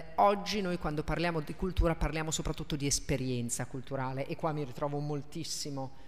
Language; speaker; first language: Italian; native; Italian